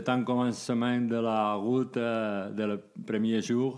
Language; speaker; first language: French; non-native, learner; Spanish